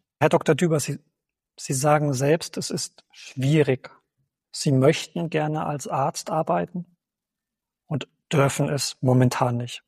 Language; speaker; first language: German; native; German